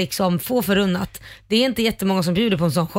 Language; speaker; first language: Swedish; native; Swedish